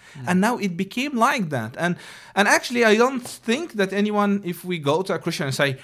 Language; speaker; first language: English; non-native, fluent; Arabic